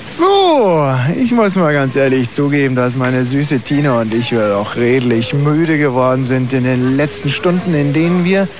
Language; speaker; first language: German; native; German